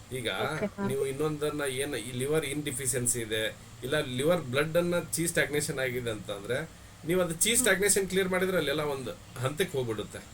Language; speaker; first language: Kannada; native; Kannada